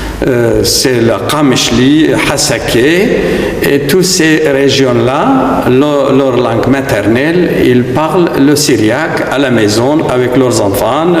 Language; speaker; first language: French; non-native, fluent; Aramaic